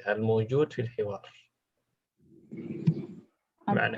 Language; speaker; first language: Arabic; non-native, fluent; Indonesian